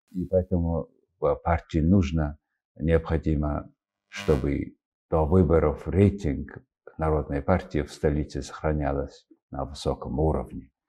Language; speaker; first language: Russian; non-native, fluent; Mongolian